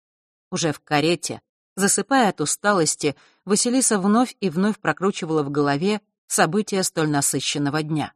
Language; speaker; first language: Russian; native; Russian